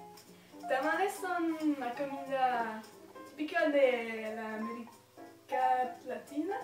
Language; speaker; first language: Spanish; non-native, learner; French